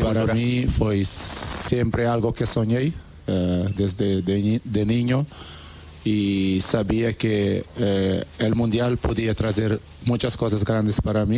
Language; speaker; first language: Spanish; non-native, learner; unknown